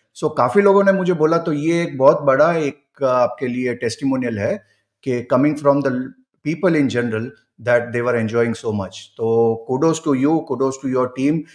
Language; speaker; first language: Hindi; non-native, local second language; Gujarati